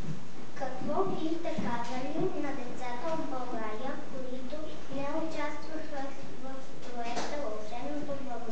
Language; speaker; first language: Bulgarian; native; Bulgarian